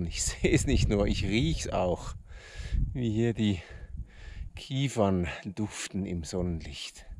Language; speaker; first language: German; native; German